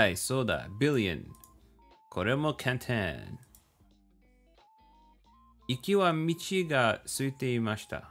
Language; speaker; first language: Japanese; non-native, learner; English